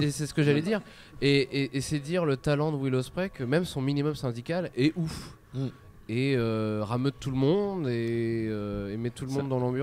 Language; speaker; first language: French; native; French